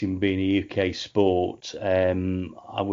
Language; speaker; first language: English; native; English